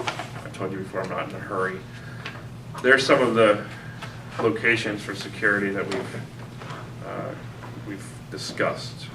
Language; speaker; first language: English; native; English